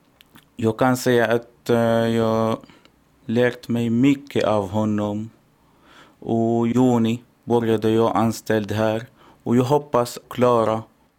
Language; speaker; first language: Swedish; non-native, learner; Arabic